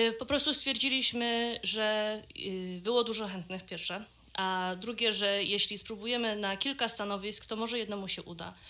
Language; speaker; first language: Polish; early bilingual, heritage; Polish